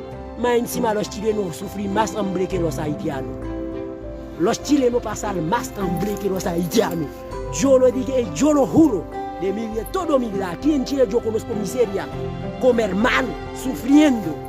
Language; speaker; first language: Spanish; non-native, learner; Haitian Creole